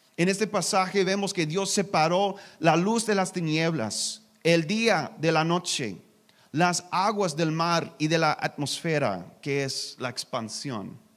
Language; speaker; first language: Spanish; non-native, learner; English